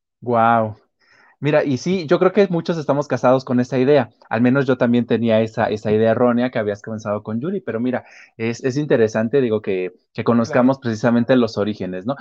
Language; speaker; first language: Spanish; native; Spanish